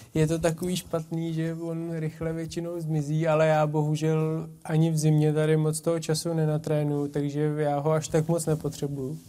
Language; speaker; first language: Czech; native; Czech